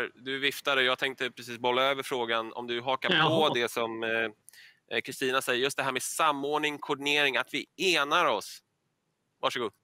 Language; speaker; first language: Swedish; native; Swedish